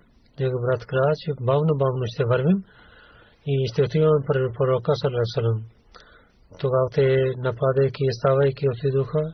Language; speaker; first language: Bulgarian; non-native, learner; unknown